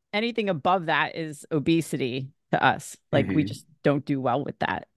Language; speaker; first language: English; native; English